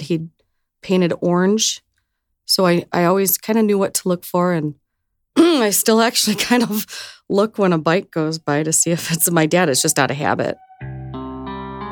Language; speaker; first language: English; native; English